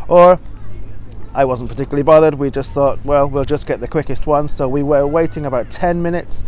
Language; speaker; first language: English; native; English